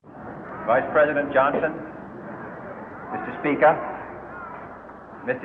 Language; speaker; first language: English; native; English